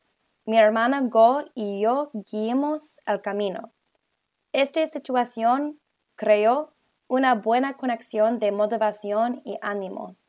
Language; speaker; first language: Spanish; non-native, learner; English